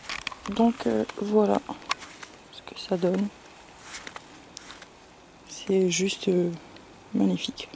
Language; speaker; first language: French; native; French